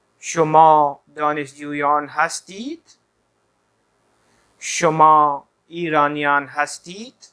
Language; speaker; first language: Persian; non-native, fluent; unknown